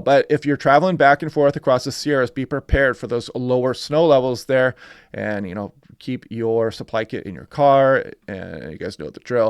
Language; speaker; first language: English; native; English